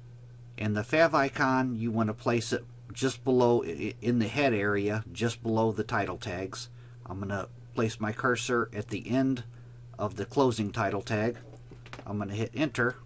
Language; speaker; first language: English; native; English